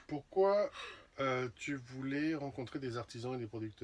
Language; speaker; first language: French; native; French